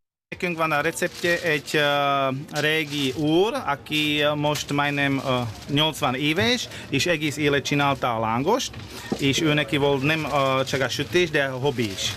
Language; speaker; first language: Hungarian; non-native, learner; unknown